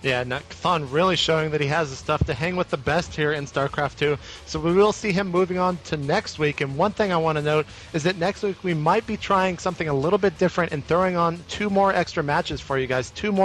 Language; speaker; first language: English; native; English